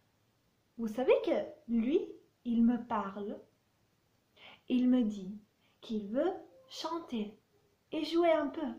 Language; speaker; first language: French; non-native, fluent; Italian